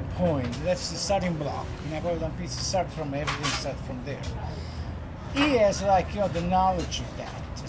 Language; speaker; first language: English; non-native, fluent; Italian